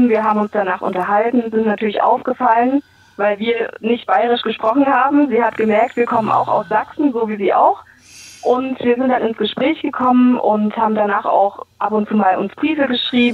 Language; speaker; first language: German; native; German